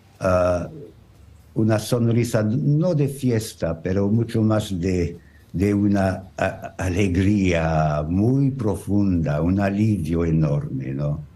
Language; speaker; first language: Spanish; non-native, learner; French